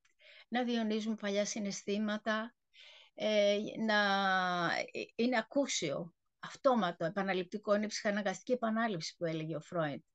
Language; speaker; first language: Greek; native; Greek